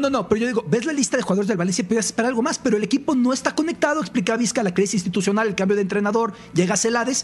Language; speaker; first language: Spanish; native; Spanish